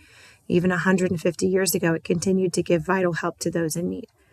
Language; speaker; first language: English; native; English